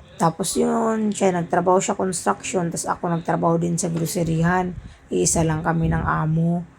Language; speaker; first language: Filipino; non-native, local second language; Cebuano